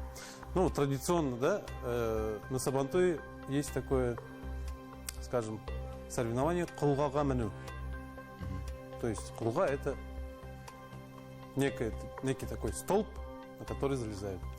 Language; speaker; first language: Russian; non-native, local second language; Tatar